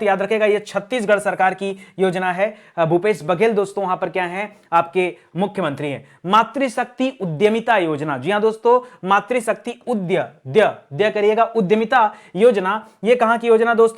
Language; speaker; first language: Hindi; native; Hindi